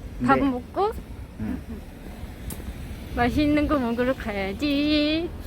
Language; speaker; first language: Korean; non-native, learner; Turkish